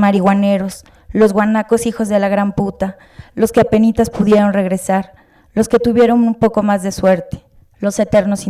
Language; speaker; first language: Spanish; native; Spanish